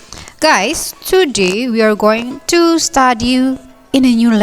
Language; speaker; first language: English; non-native, fluent; Indonesian